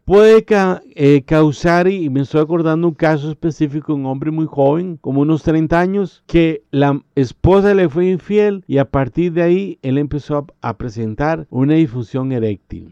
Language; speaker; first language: Spanish; native; Spanish